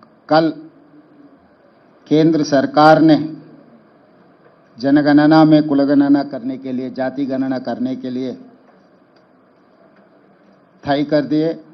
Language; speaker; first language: Hindi; non-native, local second language; Telugu